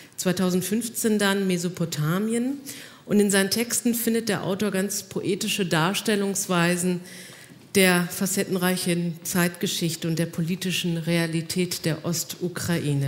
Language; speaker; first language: German; native; German